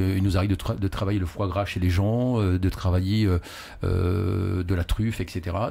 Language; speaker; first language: French; native; French